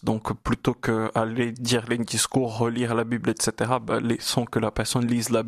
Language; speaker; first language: French; non-native, fluent; Portuguese